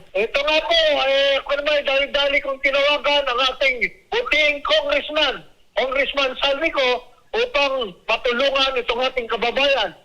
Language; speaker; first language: Filipino; native; Filipino